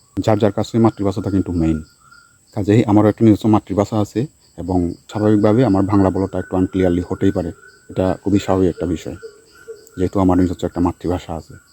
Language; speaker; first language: Bangla; non-native, local second language; Chakma